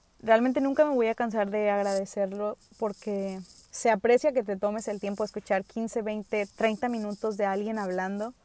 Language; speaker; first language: Spanish; early bilingual, other home language; English